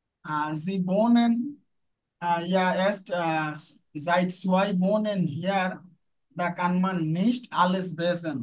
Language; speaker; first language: German; non-native, fluent; Bangla